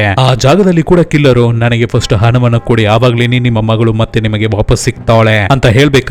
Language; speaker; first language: Kannada; native; Kannada